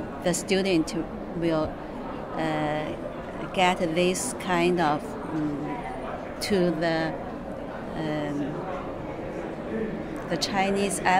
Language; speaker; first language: English; non-native, learner; Chinese